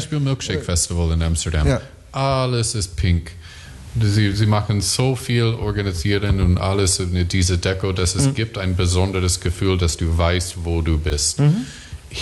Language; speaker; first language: German; non-native, learner; English